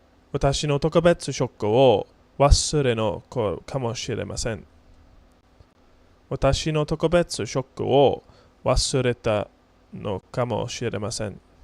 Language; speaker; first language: Japanese; non-native, learner; English